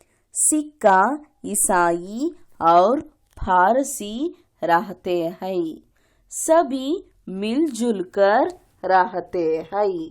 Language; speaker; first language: Hindi; non-native, local second language; Kannada